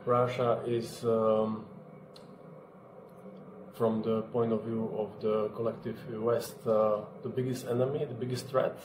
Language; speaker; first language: English; non-native, fluent; Slovak